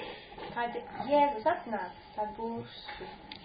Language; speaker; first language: Latvian; non-native, fluent; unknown